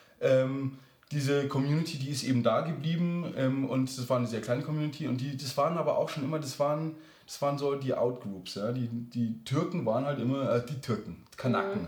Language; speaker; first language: German; native; German